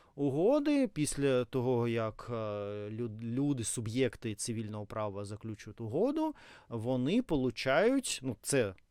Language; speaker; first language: Ukrainian; non-native, local second language; Russian